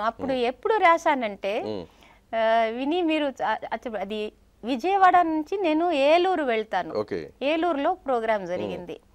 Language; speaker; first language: Telugu; non-native, local second language; Tamil